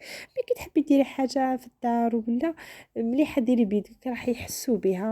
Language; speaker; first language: Arabic; native; Arabic